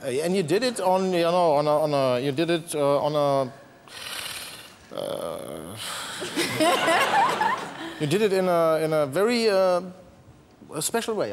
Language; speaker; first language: English; non-native, fluent; German